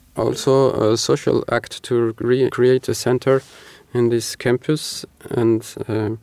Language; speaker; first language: English; non-native, fluent; French